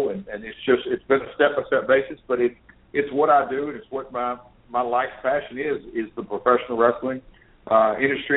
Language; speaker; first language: English; native; English